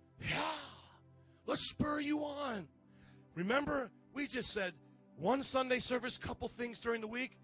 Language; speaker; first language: English; native; English